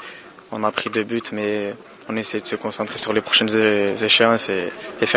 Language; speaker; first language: French; native; French